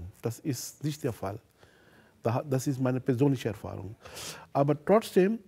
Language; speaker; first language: German; non-native, fluent; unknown